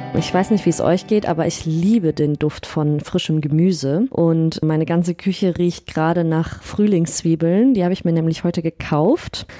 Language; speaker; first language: German; early bilingual, other home language; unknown